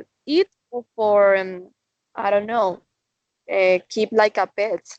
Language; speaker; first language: English; non-native, learner; Spanish